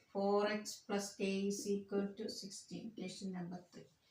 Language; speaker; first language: English; non-native, local second language; Malayalam